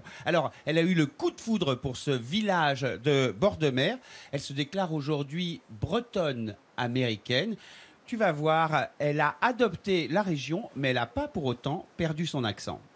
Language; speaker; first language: French; native; French